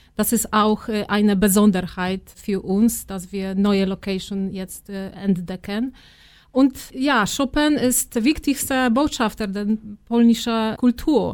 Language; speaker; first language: German; non-native, fluent; Polish